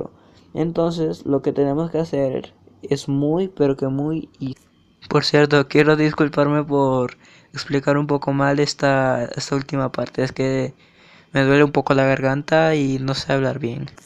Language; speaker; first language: Spanish; native; Spanish